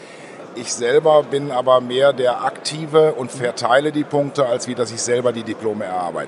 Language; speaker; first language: German; native; German